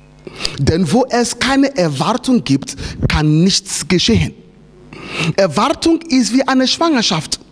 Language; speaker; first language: German; non-native, fluent; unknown